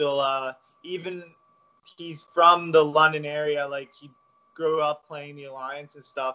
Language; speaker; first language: English; native; English